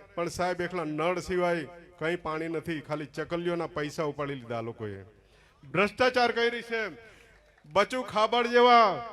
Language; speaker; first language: Gujarati; non-native, local second language; Vasavi